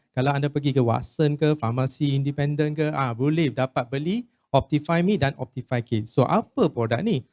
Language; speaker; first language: Malay; non-native, local second language; Chinese